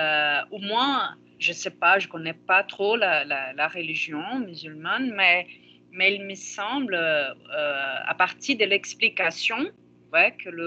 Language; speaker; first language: French; non-native, fluent; Portuguese